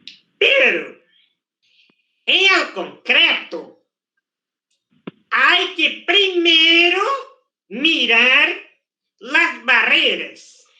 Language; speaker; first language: Spanish; non-native, fluent; Portuguese